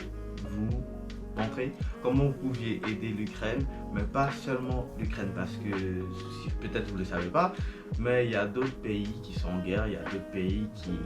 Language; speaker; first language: French; non-native, fluent; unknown